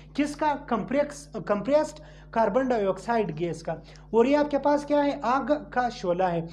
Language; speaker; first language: Urdu; non-native, local second language; Pashto